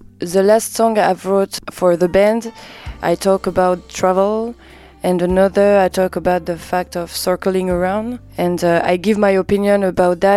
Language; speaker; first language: English; non-native, learner; French